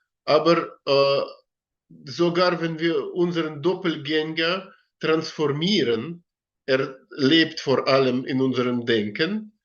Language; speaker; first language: German; non-native, learner; Russian